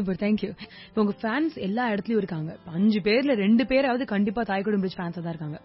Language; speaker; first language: Tamil; native; Tamil